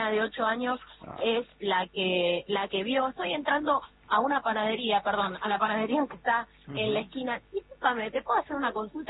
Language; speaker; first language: Spanish; native; Spanish